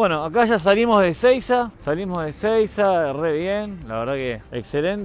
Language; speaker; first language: Spanish; native; Spanish